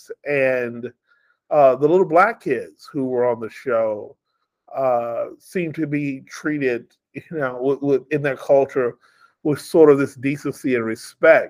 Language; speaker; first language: English; native; English